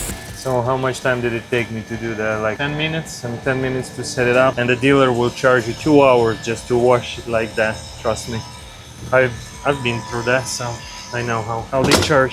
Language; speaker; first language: English; non-native, fluent; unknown